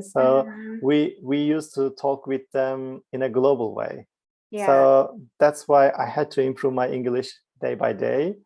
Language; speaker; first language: English; non-native, fluent; Turkish